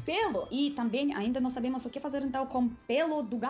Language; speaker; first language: Portuguese; non-native, fluent; Russian